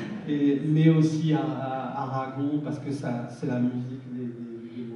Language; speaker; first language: French; early bilingual, other home language; Arabic